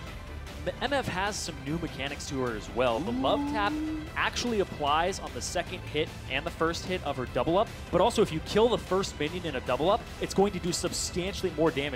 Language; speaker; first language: English; native; English